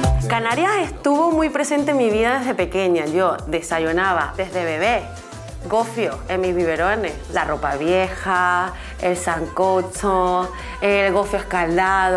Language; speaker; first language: Spanish; native; Spanish